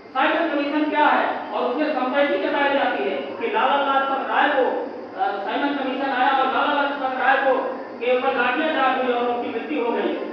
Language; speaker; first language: Hindi; native; Hindi